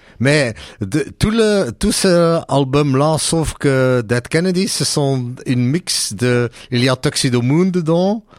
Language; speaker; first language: French; non-native, local second language; Dutch